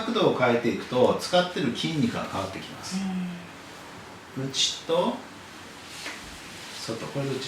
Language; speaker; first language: Japanese; native; Japanese